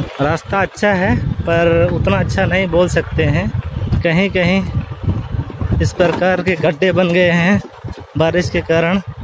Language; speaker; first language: Hindi; non-native, local second language; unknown